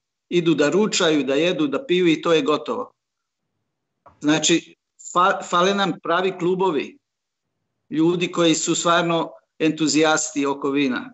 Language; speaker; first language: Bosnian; non-native, local second language; Hungarian